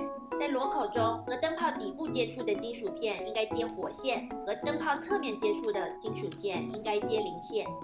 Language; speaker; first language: Chinese; native; Chinese